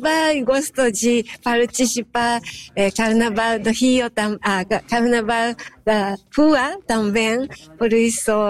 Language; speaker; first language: Portuguese; non-native, learner; Japanese